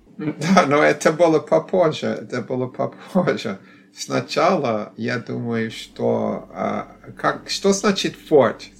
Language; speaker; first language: Russian; non-native, learner; English